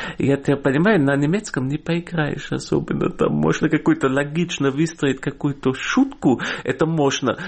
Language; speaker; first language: Russian; non-native, fluent; German